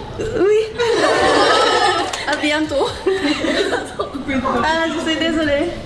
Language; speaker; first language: French; non-native, learner; Japanese